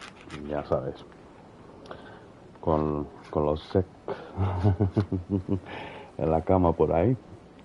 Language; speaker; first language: Spanish; non-native, fluent; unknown